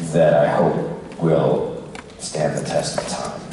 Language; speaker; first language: English; native; English